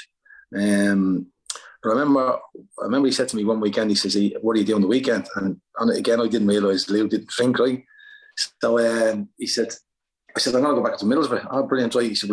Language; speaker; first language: English; native; English